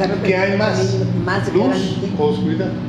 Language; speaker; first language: Spanish; native; Spanish